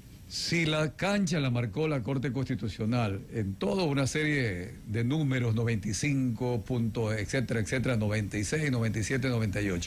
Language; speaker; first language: Spanish; native; Spanish